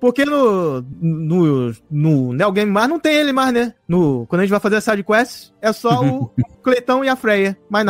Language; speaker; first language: Portuguese; native; Portuguese